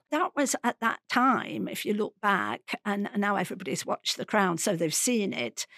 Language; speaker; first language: English; native; English